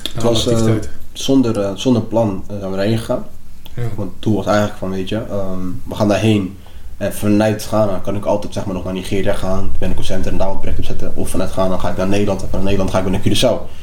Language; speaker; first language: Dutch; native; Dutch